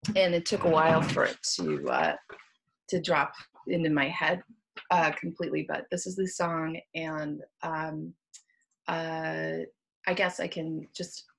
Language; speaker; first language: English; native; English